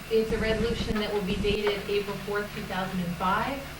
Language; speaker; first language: English; native; English